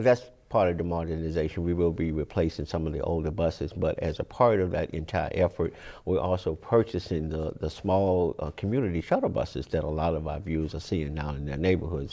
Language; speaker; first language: English; native; English